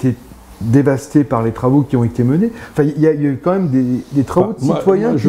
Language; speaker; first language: French; native; French